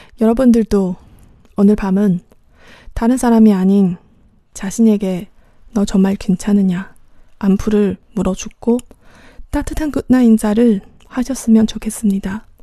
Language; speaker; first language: Korean; non-native, fluent; Chinese